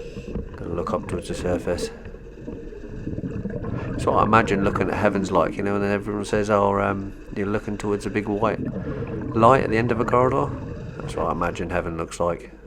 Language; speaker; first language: English; native; English